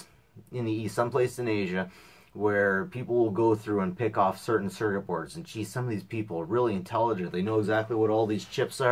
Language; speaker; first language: English; native; English